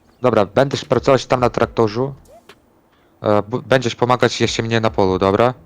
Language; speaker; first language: Polish; non-native, learner; Ukrainian